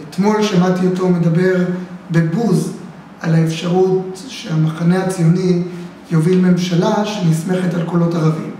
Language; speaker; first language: Hebrew; native; Hebrew